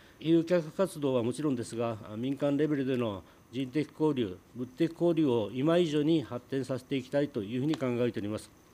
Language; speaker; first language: Japanese; native; Japanese